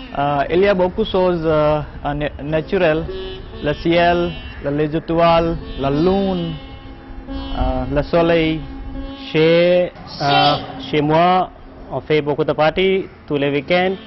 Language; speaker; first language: French; non-native, learner; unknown